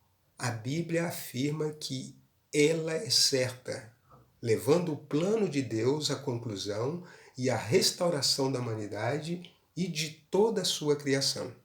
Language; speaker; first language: Portuguese; native; Portuguese